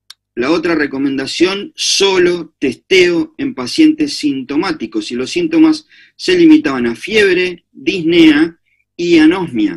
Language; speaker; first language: Spanish; native; Spanish